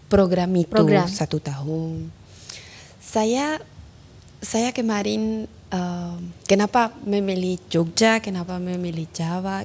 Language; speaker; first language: Indonesian; non-native, learner; Spanish